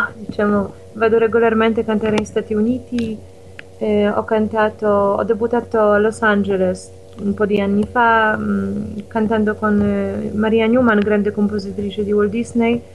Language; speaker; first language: Italian; non-native, fluent; Polish